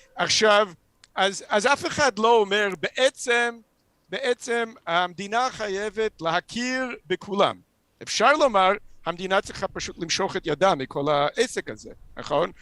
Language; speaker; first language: Hebrew; non-native, fluent; English